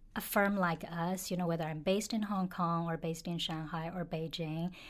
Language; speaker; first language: English; non-native, fluent; Chinese